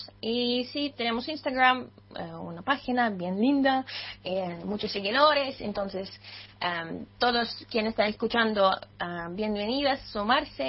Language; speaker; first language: Spanish; non-native, fluent; Russian